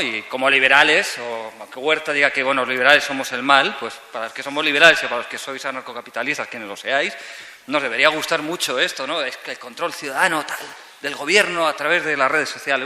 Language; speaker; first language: Spanish; native; Spanish